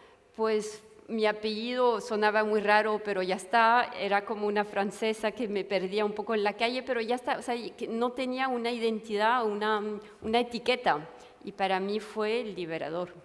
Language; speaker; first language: Spanish; non-native, fluent; French